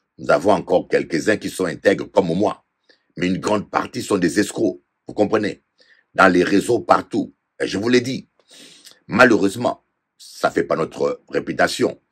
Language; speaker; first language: French; non-native, local second language; Lingala